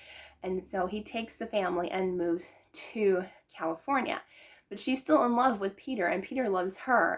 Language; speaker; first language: English; native; English